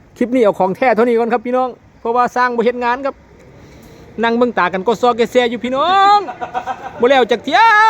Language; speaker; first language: Thai; non-native, local second language; Lao